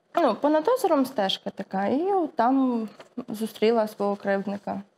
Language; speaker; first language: Ukrainian; native; Ukrainian